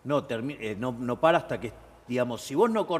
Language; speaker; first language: Spanish; native; Spanish